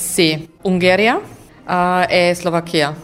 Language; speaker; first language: Italian; non-native, learner; German